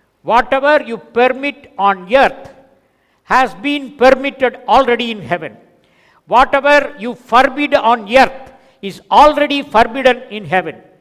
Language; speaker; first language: English; non-native, local second language; Tamil